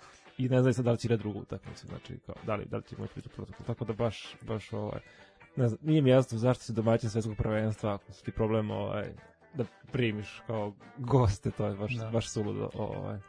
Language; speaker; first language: Serbian; native; Serbian